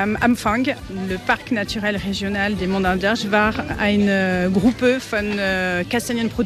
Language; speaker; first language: German; non-native, learner; French